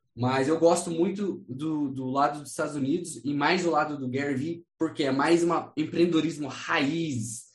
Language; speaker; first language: Portuguese; non-native, fluent; English